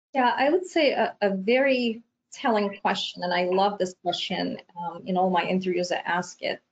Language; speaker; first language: English; non-native, fluent; Romanian